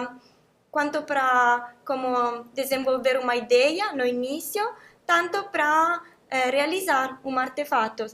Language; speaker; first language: Portuguese; non-native, fluent; Italian